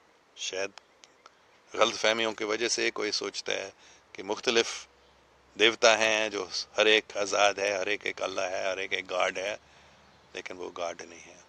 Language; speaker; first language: Hindi; non-native, fluent; English